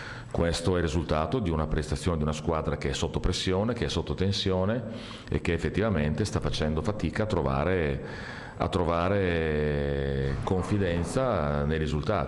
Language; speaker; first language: Italian; native; Italian